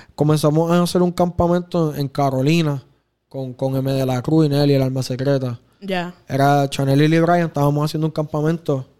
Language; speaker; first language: Spanish; native; Spanish